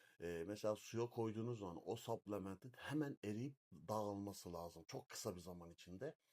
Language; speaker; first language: Turkish; native; Turkish